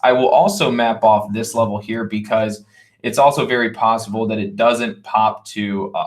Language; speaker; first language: English; native; English